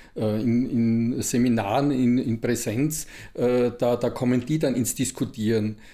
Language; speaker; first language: German; native; German